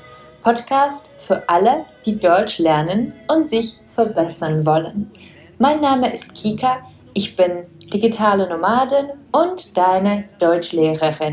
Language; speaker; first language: German; non-native, fluent; Czech